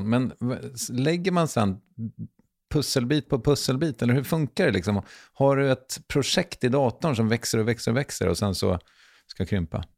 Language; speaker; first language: Swedish; native; Swedish